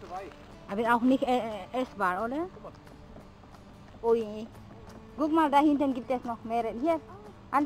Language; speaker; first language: German; non-native, learner; Indonesian